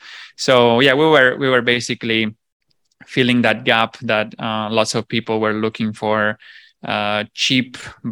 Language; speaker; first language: English; non-native, fluent; Italian